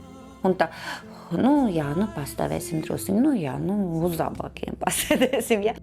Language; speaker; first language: Latvian; non-native, local second language; Russian